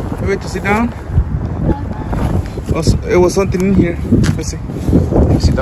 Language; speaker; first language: English; non-native, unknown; Spanish